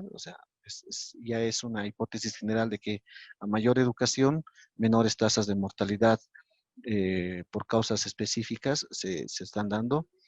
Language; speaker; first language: Spanish; native; Spanish